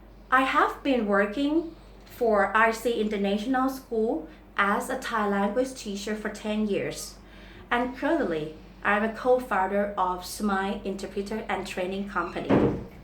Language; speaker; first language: English; non-native, fluent; Thai